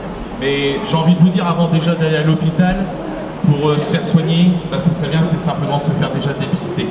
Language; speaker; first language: French; native; French